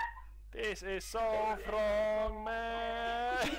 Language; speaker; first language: English; non-native, learner; Finnish